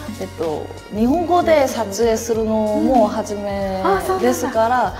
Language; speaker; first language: Japanese; non-native, learner; Korean